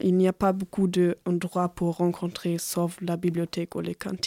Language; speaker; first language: French; non-native, learner; German